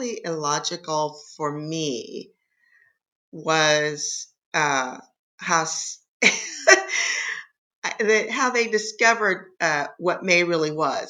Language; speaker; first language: English; native; English